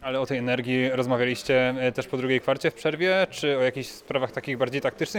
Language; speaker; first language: Polish; native; Polish